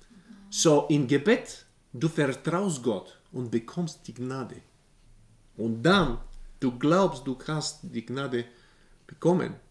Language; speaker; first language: German; non-native, learner; Bulgarian